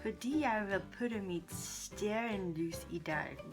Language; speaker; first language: Danish; non-native, learner; English